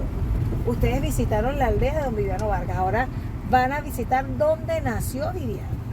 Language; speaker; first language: Spanish; native; Spanish